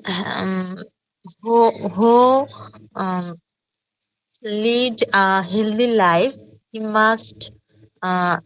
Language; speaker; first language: English; non-native, learner; Bangla